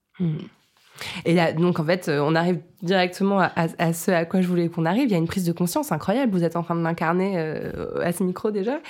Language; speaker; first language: French; native; French